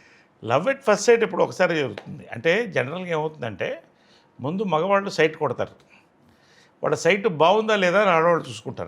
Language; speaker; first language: Telugu; native; Telugu